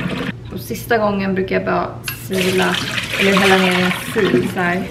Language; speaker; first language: Swedish; native; Swedish